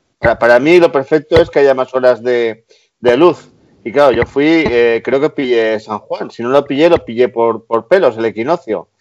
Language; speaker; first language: Spanish; native; Spanish